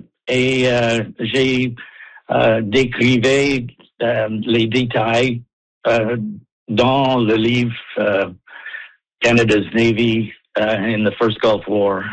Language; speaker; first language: French; non-native, learner; English